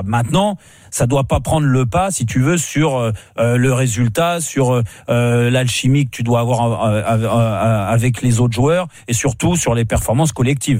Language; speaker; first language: French; native; French